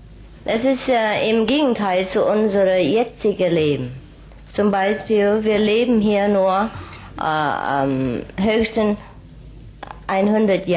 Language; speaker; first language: German; non-native, fluent; Vietnamese